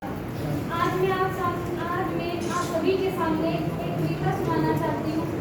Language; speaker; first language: Hindi; native; Hindi